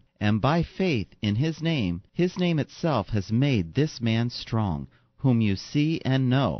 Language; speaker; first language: English; native; English